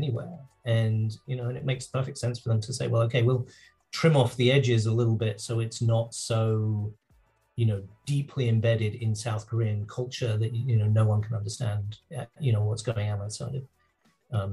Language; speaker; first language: English; native; English